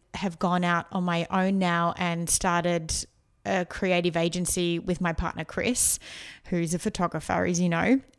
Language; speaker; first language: English; native; English